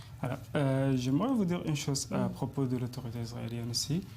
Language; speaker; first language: French; non-native, fluent; Arabic